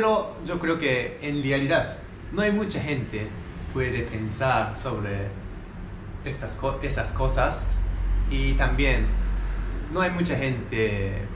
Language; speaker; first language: Spanish; non-native, learner; Japanese